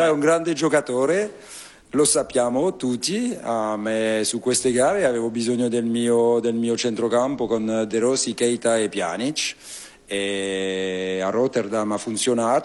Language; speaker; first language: Italian; non-native, fluent; French